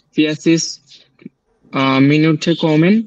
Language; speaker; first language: German; non-native, learner; Bangla